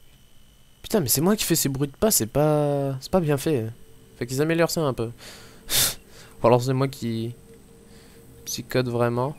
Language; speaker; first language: French; native; French